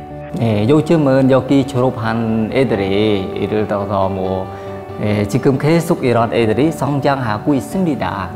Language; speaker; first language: Korean; non-native, fluent; Khmer